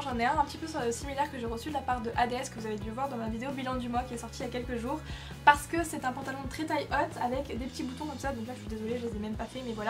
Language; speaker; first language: French; native; French